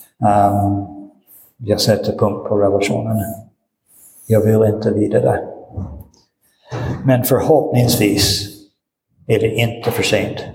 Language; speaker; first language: Swedish; non-native, fluent; English